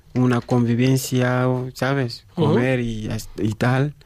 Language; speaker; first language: Spanish; non-native, fluent; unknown